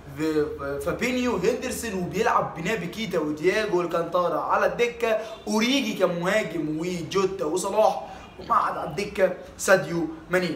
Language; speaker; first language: Arabic; native; Arabic